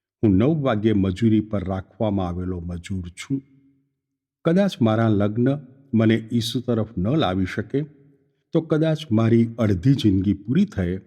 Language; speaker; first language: Gujarati; native; Gujarati